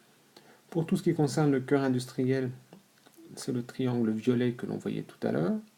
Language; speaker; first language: French; native; French